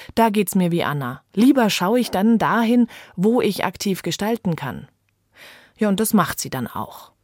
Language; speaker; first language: German; early bilingual, other home language; French